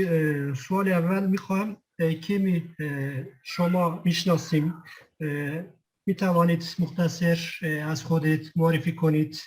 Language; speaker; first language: Persian; non-native, fluent; Kurdish